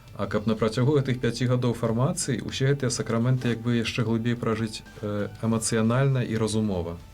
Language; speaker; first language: Belarusian; native; Belarusian